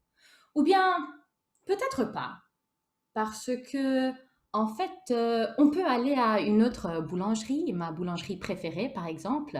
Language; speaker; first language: French; native; French